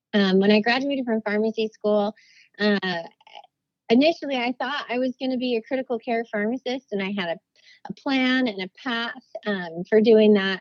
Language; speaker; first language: English; native; English